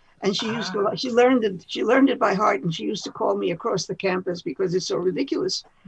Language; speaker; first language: English; early bilingual, other home language; Spanish